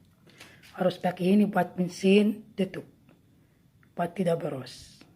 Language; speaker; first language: Indonesian; non-native, learner; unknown